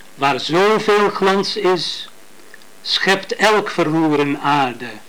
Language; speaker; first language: Dutch; non-native, fluent; English